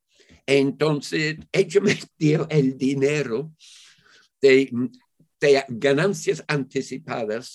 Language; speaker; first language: Spanish; non-native, fluent; English